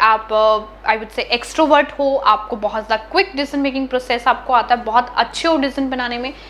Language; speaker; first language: Hindi; native; Hindi